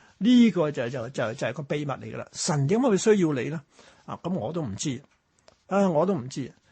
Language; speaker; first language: Cantonese; early bilingual, other home language; Chinese